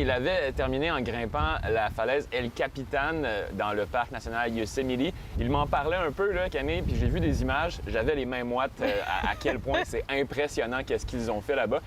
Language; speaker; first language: French; native; French